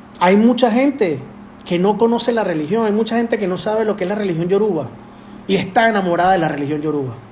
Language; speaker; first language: Spanish; native; Spanish